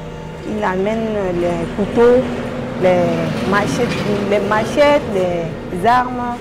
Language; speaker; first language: French; non-native, local second language; Sango